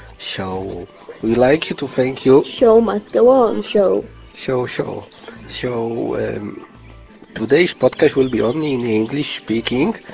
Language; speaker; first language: English; non-native, learner; Polish